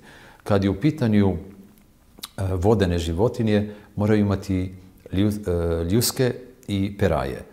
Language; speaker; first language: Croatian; non-native, fluent; Hebrew